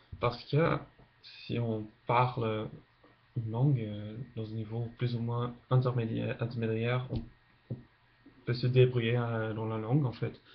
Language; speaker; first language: French; non-native, learner; English